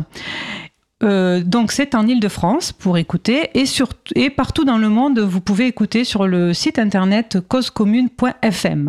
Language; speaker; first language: French; native; French